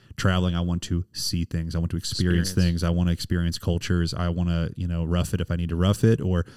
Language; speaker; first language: English; native; English